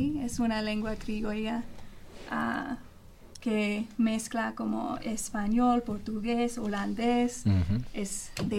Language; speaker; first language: Spanish; non-native, fluent; English